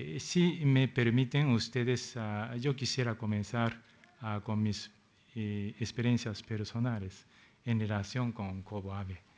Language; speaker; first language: Spanish; non-native, fluent; Japanese